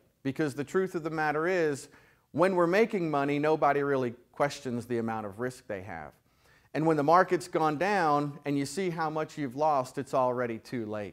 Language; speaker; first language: English; native; English